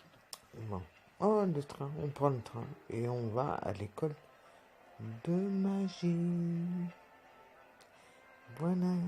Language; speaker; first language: French; native; French